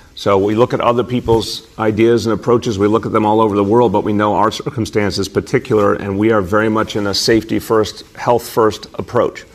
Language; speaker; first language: English; native; English